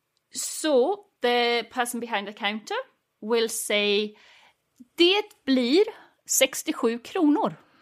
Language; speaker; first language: English; non-native, fluent; Swedish